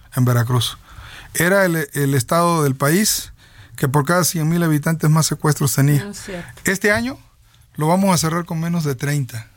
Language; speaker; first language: Spanish; native; Spanish